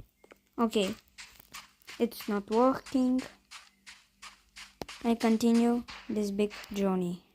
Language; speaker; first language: English; non-native, learner; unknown